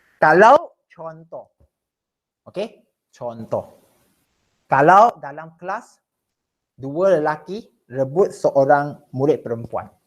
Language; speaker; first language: Malay; non-native, local second language; Chinese